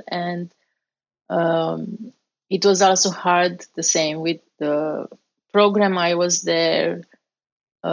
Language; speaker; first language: English; non-native, fluent; Romanian